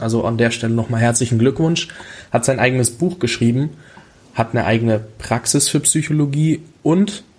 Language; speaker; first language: German; native; German